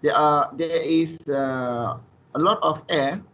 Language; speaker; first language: English; non-native, local second language; Malay